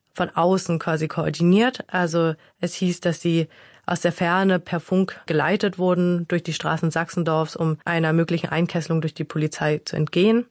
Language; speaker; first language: German; early bilingual, other home language; Vietnamese